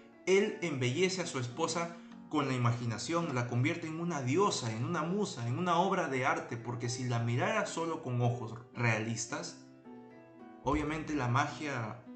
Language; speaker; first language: Spanish; native; Spanish